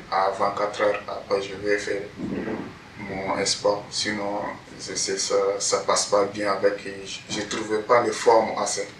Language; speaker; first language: French; non-native, learner; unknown